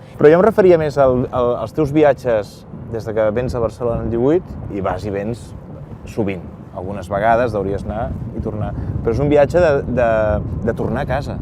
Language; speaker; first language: Catalan; native; Catalan